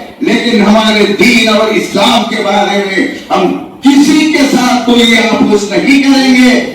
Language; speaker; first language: Urdu; non-native, local second language; Bangla